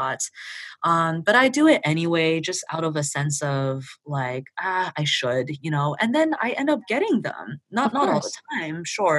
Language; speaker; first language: English; early bilingual, other home language; Chinese